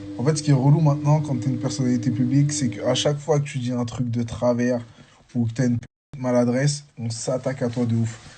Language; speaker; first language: French; native; French